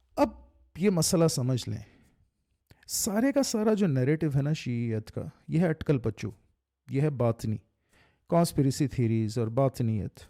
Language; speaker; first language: Urdu; native; Urdu